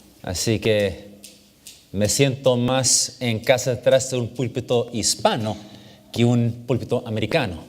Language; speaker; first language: Spanish; early bilingual, heritage; English